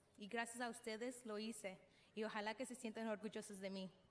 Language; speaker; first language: Spanish; early bilingual, heritage; Spanish